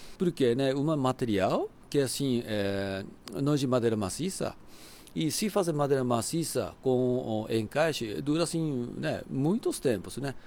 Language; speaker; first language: Portuguese; non-native, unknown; Japanese